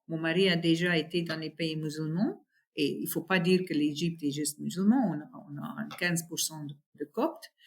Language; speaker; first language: French; non-native, fluent; Afrikaans